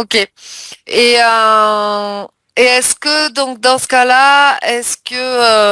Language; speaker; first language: French; native; French